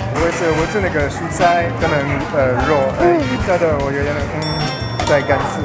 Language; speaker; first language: Chinese; non-native, learner; French